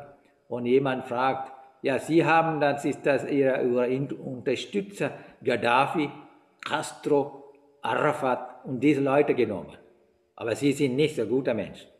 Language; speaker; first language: German; non-native, fluent; Sinhala